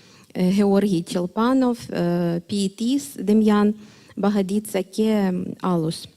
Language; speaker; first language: Greek; non-native, fluent; Ukrainian